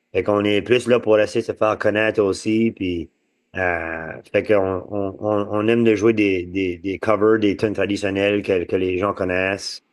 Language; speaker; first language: French; native; French